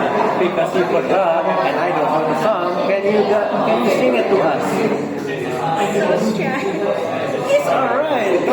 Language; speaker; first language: English; non-native, fluent; Indonesian